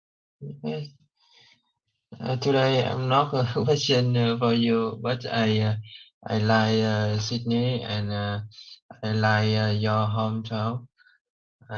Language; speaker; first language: English; non-native, learner; Vietnamese